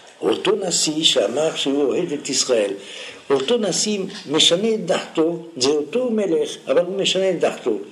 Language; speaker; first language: Hebrew; non-native, fluent; French